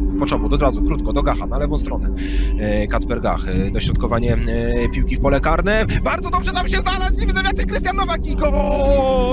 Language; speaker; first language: Polish; native; Polish